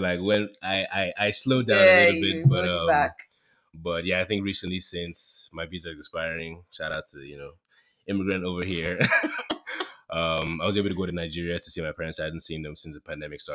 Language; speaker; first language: English; non-native, local second language; Yoruba